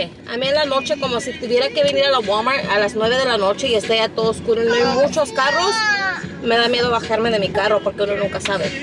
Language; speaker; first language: Spanish; early bilingual, heritage; Spanish